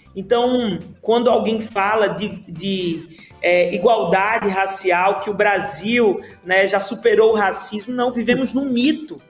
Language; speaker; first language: Portuguese; native; Portuguese